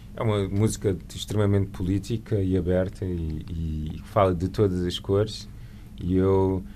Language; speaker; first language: Portuguese; native; Portuguese